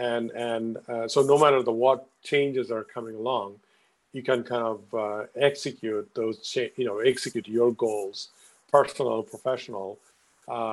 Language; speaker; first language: English; non-native, local second language; Bangla